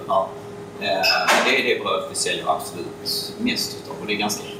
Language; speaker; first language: Swedish; native; Swedish